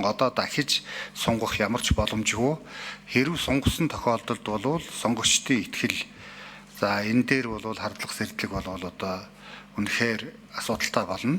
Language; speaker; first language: Mongolian; native; Mongolian